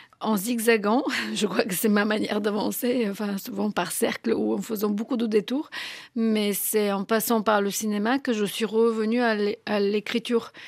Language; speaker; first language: French; non-native, fluent; Bulgarian